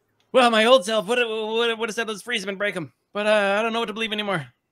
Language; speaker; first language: English; native; English